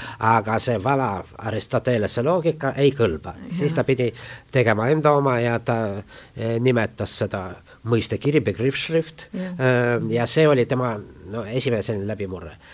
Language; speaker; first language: Estonian; non-native, local second language; Russian